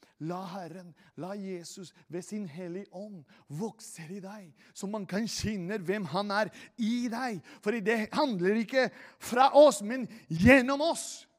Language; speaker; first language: Norwegian; non-native, fluent; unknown